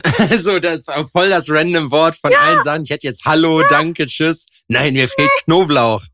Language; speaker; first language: German; native; German